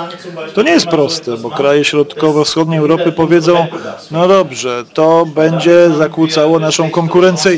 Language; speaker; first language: Polish; native; Polish